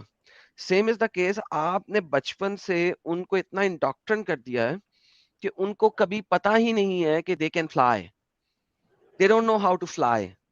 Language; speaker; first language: Hindi; native; Hindi